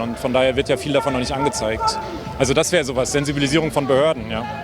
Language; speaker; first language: German; native; German